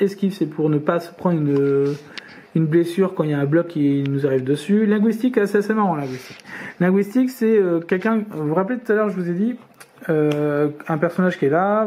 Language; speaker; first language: French; native; French